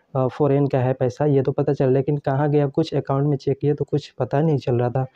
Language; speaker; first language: Hindi; native; Hindi